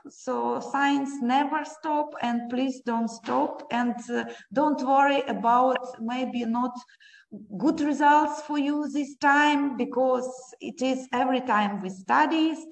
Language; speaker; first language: English; non-native, learner; Ukrainian